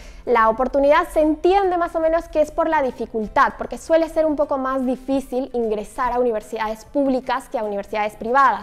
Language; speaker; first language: Spanish; native; Spanish